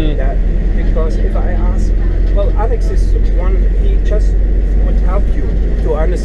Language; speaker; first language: English; non-native, fluent; German